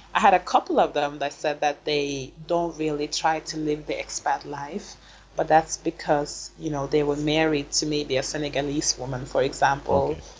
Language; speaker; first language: English; non-native, fluent; Swedish